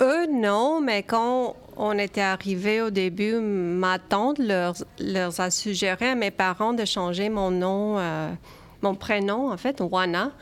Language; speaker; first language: French; early bilingual, other home language; Romanian